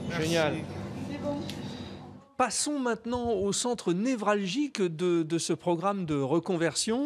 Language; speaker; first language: French; native; French